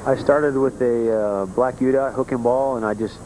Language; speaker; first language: English; native; English